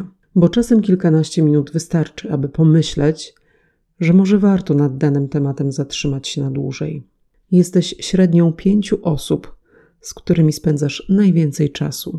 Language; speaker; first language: Polish; native; Polish